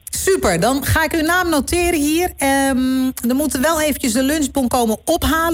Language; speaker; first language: Dutch; native; Dutch